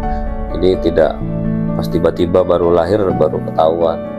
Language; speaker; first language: Indonesian; native; Indonesian